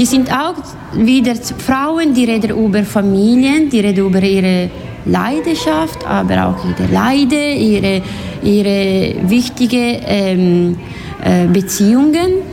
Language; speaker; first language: German; non-native, learner; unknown